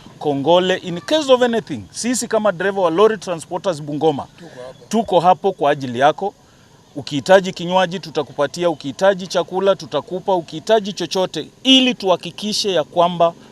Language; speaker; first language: Swahili; non-native, local second language; Luyia